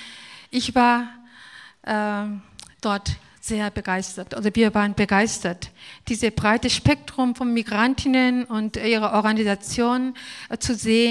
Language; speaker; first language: German; non-native, fluent; Korean